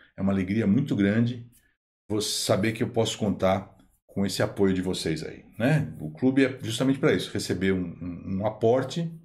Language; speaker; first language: Portuguese; native; Portuguese